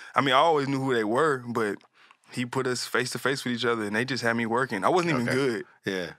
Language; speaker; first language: English; native; English